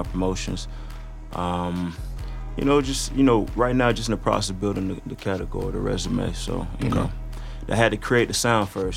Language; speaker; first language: English; native; English